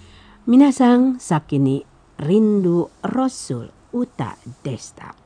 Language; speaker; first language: Japanese; non-native, fluent; Indonesian